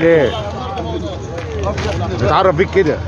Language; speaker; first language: Arabic; native; Arabic